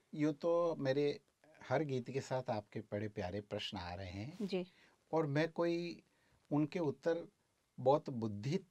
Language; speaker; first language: Hindi; native; Hindi